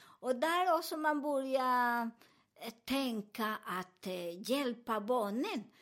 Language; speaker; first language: Swedish; non-native, fluent; Spanish